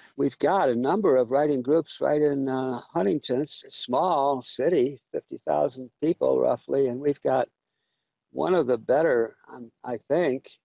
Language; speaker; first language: English; native; English